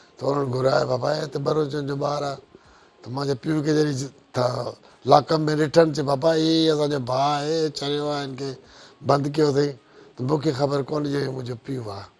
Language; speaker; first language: Sindhi; non-native, local second language; Brahui